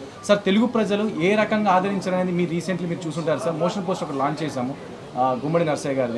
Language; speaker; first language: Telugu; native; Telugu